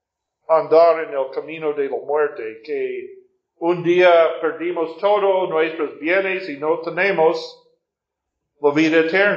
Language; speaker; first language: Spanish; non-native, fluent; English